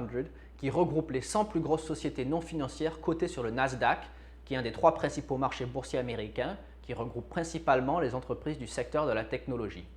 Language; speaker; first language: French; native; French